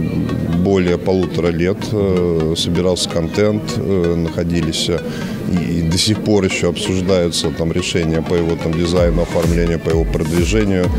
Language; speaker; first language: Russian; native; Russian